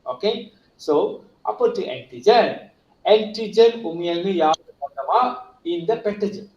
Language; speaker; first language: Malay; non-native, local second language; Tamil